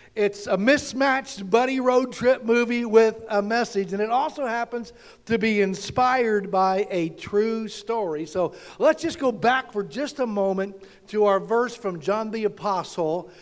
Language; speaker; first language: English; native; English